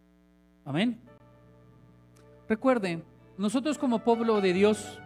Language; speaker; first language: Spanish; native; Spanish